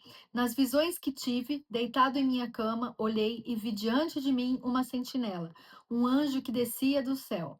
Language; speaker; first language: Portuguese; native; Portuguese